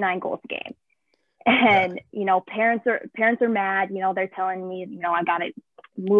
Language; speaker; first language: English; native; English